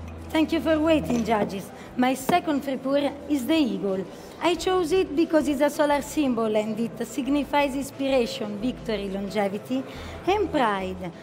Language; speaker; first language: English; non-native, learner; Italian